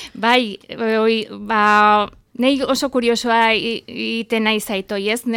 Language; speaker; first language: Basque; native; Basque